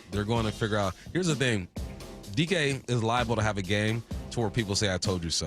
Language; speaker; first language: English; native; English